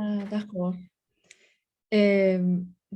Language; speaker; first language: French; non-native, learner; English